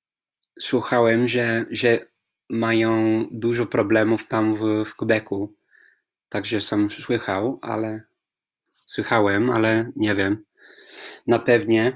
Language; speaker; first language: Polish; non-native, fluent; English